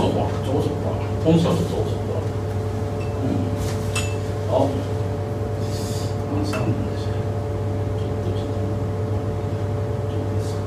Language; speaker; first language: Chinese; non-native, learner; Japanese